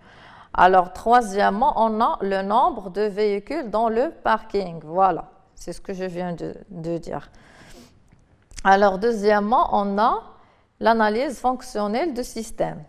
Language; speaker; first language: French; non-native, local second language; Arabic